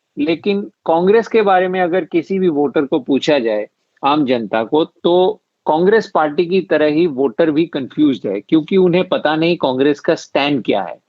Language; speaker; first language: Hindi; non-native, local second language; Assamese